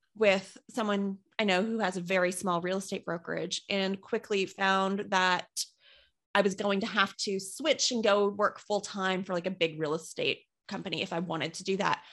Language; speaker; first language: English; native; English